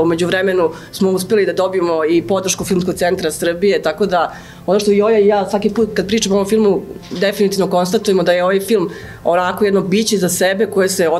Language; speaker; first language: Serbian; native; Serbian